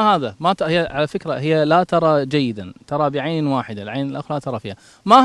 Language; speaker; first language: Arabic; native; Arabic